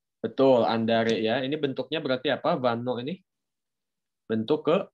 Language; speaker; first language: Indonesian; native; Indonesian